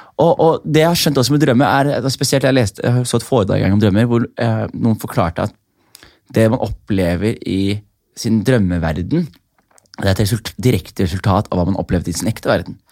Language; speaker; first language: Norwegian; early bilingual, other home language; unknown